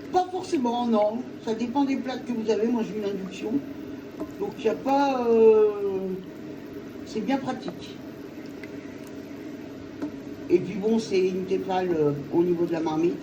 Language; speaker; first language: French; native; French